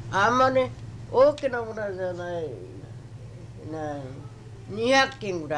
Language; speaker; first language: Japanese; native; Japanese